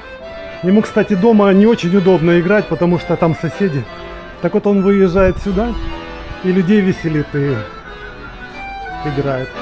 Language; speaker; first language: Russian; native; Russian